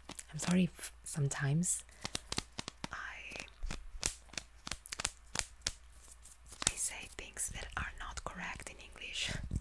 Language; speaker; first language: English; non-native, fluent; Italian